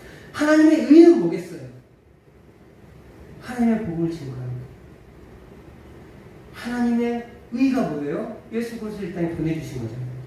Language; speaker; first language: Korean; native; Korean